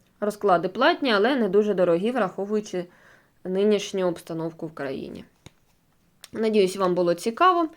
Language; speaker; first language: Ukrainian; non-native, local second language; Russian